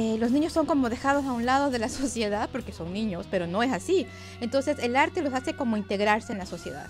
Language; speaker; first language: Spanish; native; Spanish